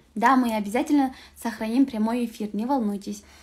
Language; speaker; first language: Russian; non-native, local second language; Kazakh